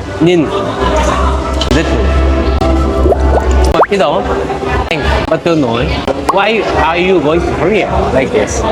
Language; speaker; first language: Vietnamese; non-native, learner; Korean